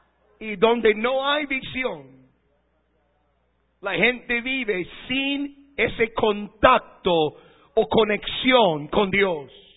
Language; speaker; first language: Spanish; non-native, fluent; English